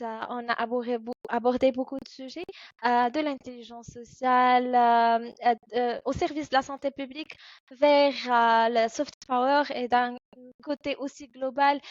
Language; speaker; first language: French; non-native, fluent; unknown